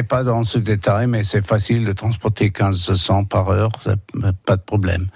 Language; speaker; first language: French; non-native, fluent; German